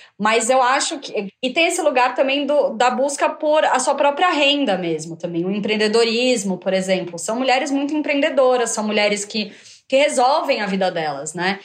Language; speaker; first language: Portuguese; native; Portuguese